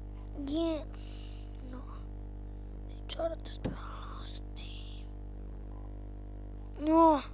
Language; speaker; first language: Finnish; native; Finnish